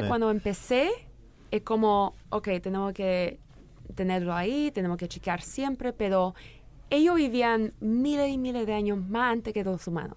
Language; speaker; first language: Spanish; early bilingual, heritage; English